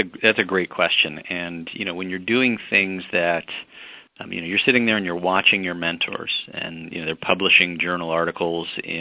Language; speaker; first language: English; native; English